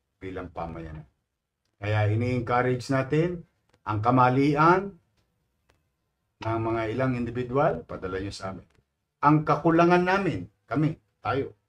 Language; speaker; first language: Filipino; native; Filipino